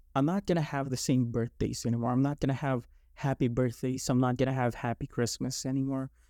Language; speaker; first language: English; non-native, local second language; Filipino